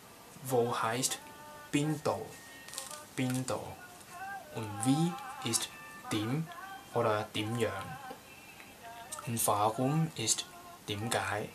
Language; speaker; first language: German; non-native, learner; Cantonese